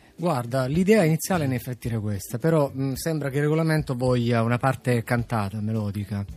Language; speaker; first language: Italian; native; Italian